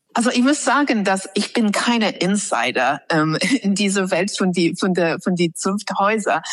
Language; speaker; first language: German; non-native, fluent; English